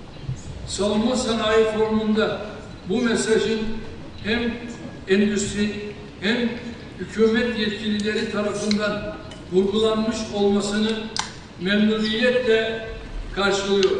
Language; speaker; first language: Turkish; native; Turkish